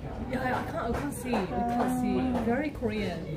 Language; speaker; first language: English; non-native, learner; Japanese